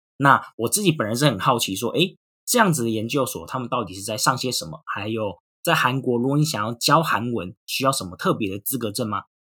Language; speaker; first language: Chinese; native; Chinese